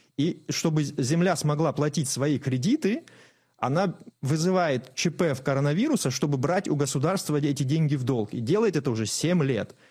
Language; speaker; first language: Russian; native; Russian